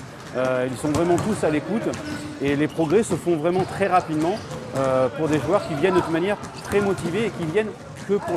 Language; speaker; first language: French; native; French